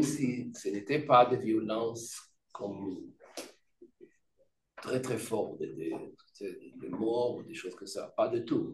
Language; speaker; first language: French; non-native, fluent; Hebrew